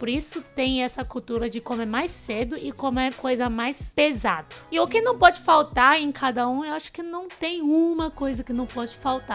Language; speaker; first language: Portuguese; non-native, fluent; Chinese